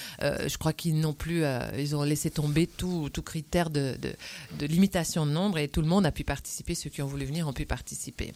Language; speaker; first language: French; native; French